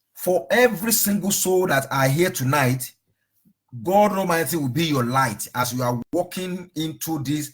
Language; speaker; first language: English; non-native, local second language; Yoruba